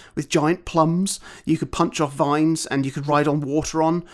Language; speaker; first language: English; native; English